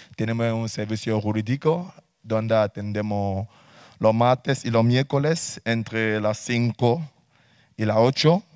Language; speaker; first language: Spanish; non-native, fluent; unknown